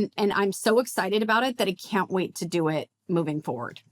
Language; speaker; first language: English; native; English